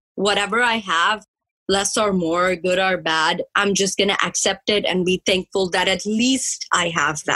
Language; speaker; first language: English; early bilingual, other home language; Punjabi